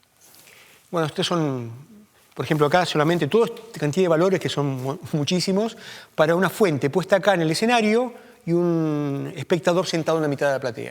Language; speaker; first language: Spanish; native; Spanish